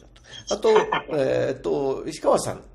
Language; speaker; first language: Japanese; non-native, fluent; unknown